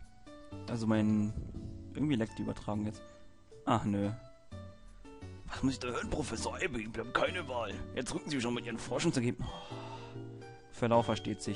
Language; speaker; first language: German; native; German